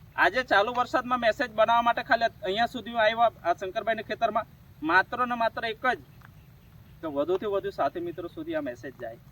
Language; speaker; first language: Gujarati; native; Gujarati